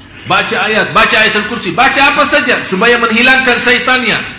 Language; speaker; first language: Indonesian; non-native, fluent; Arabic